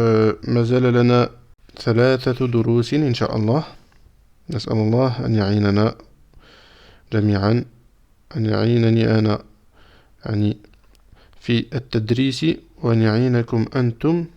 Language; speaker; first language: Arabic; non-native, fluent; French